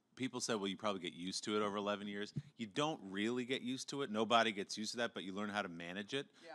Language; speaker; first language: English; native; English